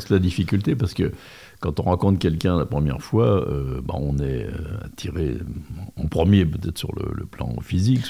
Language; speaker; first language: French; native; French